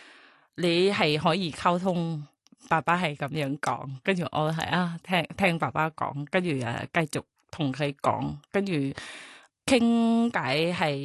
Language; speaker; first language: Cantonese; non-native, learner; Thai